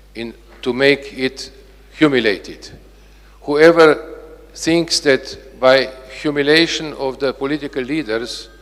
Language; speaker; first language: English; non-native, fluent; Slovenian